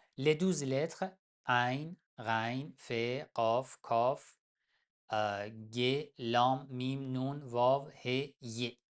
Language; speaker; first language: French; non-native, fluent; Persian